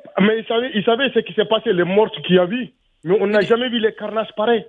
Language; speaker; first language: French; non-native, local second language; Soninke